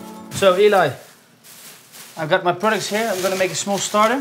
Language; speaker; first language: English; non-native, fluent; Dutch